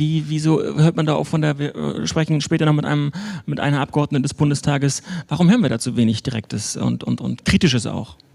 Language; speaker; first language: German; native; German